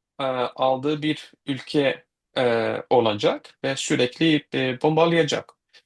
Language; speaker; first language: Turkish; non-native, fluent; Kurdish